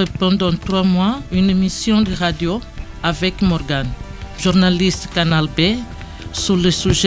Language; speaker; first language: French; non-native, fluent; Portuguese